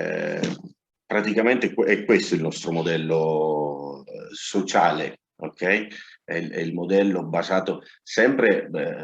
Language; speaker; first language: Italian; non-native, learner; Spanish